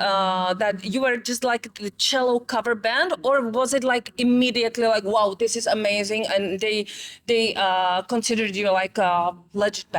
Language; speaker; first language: English; non-native, fluent; Czech